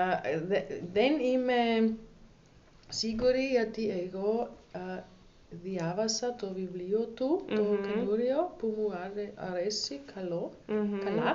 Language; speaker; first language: Greek; non-native, learner; German